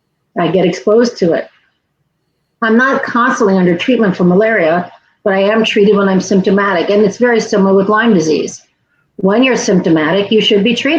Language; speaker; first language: English; native; English